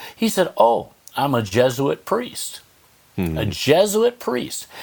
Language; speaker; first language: English; native; English